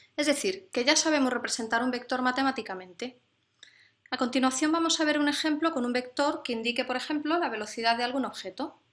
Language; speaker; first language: Spanish; native; Spanish